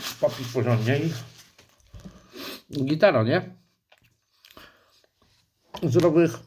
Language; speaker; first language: Polish; native; Polish